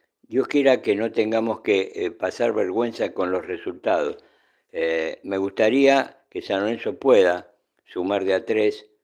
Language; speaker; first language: Spanish; native; Spanish